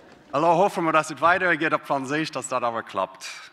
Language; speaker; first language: German; non-native, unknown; English